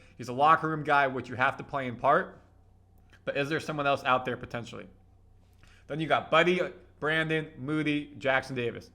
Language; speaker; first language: English; native; English